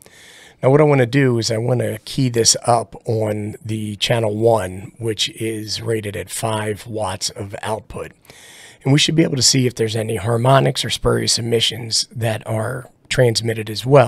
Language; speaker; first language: English; native; English